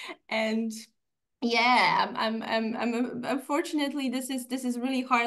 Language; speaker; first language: English; non-native, fluent; Polish